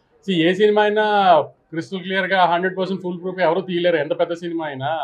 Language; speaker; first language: Telugu; native; Telugu